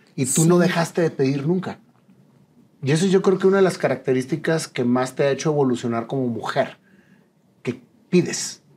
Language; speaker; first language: Spanish; native; Spanish